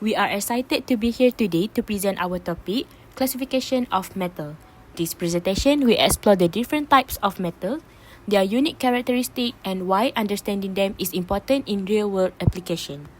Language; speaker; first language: English; non-native, local second language; Malay